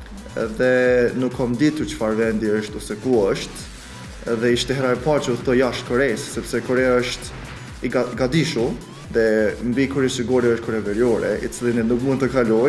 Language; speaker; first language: Albanian; early bilingual, other home language; Korean